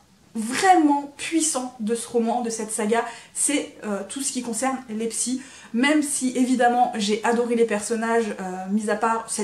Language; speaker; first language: French; native; French